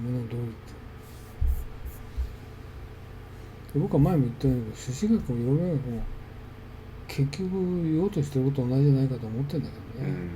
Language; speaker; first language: Japanese; native; Japanese